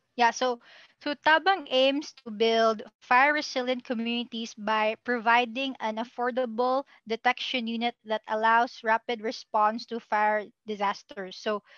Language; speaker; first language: English; non-native, local second language; Cebuano